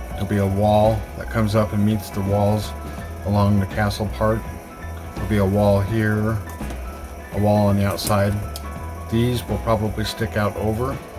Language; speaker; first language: English; native; English